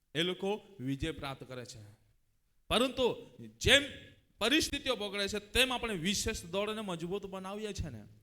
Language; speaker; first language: Gujarati; non-native, local second language; Gamit